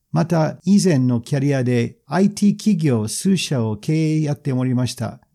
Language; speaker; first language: Japanese; non-native, fluent; English